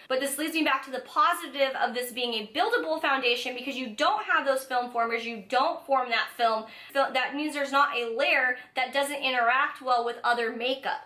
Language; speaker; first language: English; native; English